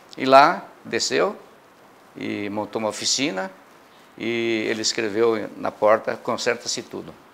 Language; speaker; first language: Portuguese; early bilingual, other home language; Japanese